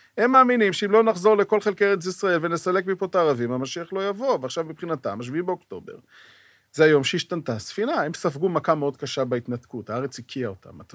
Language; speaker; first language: Hebrew; native; Hebrew